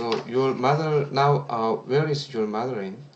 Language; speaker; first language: English; non-native, learner; Korean